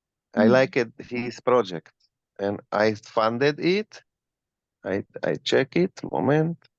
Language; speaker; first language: English; non-native, learner; Slovak